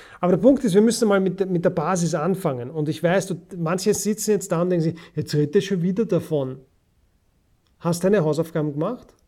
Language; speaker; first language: German; native; German